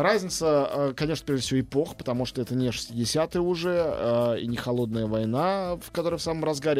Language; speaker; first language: Russian; native; Russian